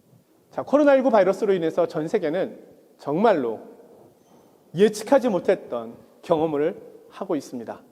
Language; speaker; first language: Korean; native; Korean